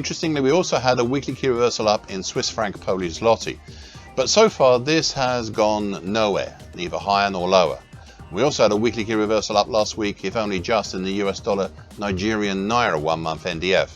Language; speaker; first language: English; native; English